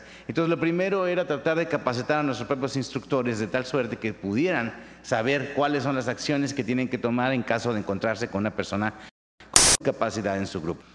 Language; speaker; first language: Spanish; native; Spanish